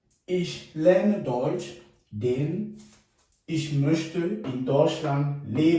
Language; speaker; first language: German; non-native, fluent; French